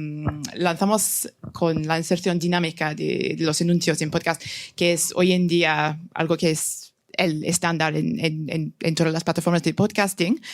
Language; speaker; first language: Spanish; non-native, fluent; English